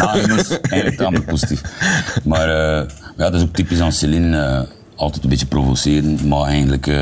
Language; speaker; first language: Dutch; native; Dutch